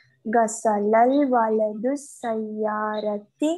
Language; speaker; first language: Arabic; non-native, learner; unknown